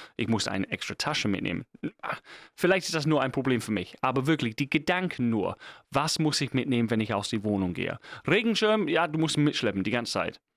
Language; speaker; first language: German; non-native, fluent; English